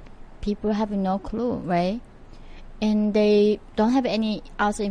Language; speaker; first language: English; non-native, fluent; Korean